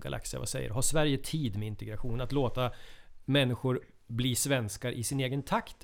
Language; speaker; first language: Swedish; native; Swedish